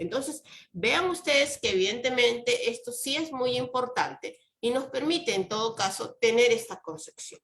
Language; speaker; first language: Spanish; native; Spanish